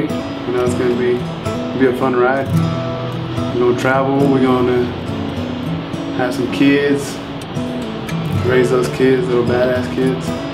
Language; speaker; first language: English; native; English